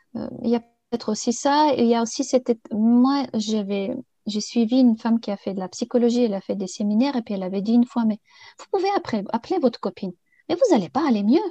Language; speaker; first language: French; non-native, fluent; Bulgarian